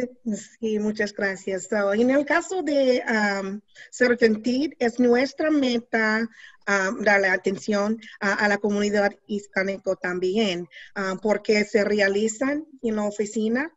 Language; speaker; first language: Spanish; non-native, learner; English